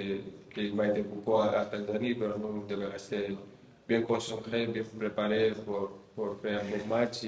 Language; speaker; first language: French; non-native, learner; Spanish